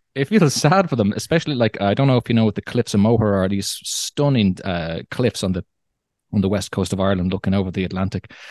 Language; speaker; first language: English; native; English